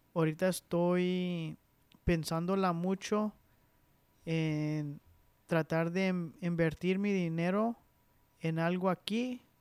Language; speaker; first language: Spanish; early bilingual, heritage; Spanish